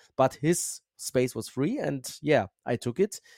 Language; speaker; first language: English; non-native, fluent; German